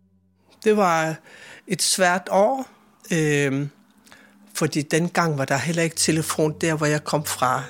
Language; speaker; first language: Swedish; non-native, fluent; Kalaallisut